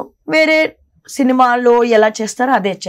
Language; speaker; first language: Telugu; non-native, local second language; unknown